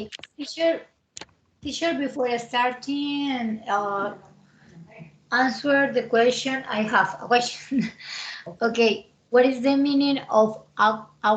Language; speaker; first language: English; non-native, learner; Spanish